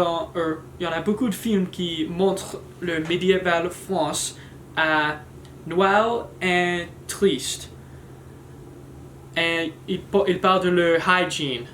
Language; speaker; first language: French; non-native, learner; English